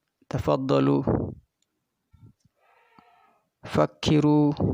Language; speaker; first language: Arabic; non-native, fluent; Indonesian